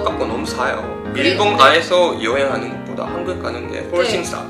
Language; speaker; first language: Korean; non-native, fluent; Japanese